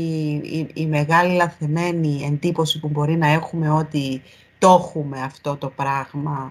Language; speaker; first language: Greek; native; Greek